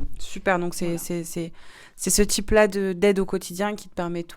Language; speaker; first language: French; native; French